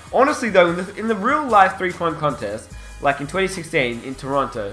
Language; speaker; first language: English; native; English